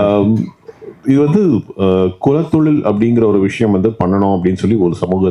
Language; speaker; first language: Tamil; native; Tamil